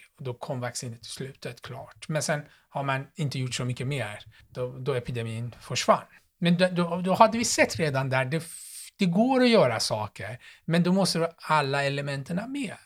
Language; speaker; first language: Swedish; non-native, fluent; Persian